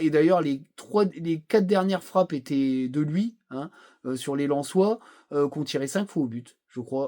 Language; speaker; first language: French; native; French